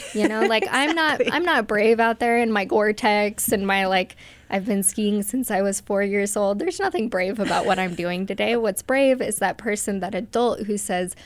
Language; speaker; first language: English; native; English